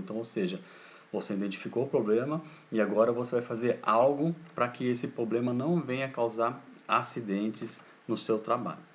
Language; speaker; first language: Portuguese; native; Portuguese